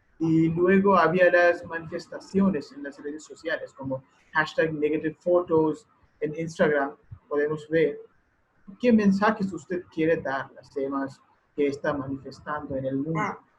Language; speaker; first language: Spanish; non-native, learner; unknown